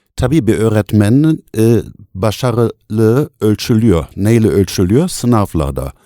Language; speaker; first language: Turkish; non-native, fluent; German